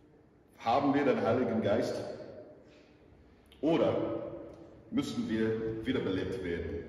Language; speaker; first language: German; non-native, fluent; English